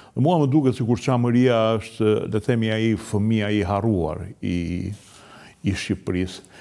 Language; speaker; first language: Albanian; native; Albanian